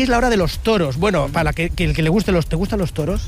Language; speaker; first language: Spanish; native; Spanish